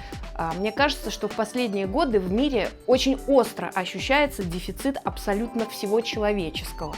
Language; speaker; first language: Russian; native; Russian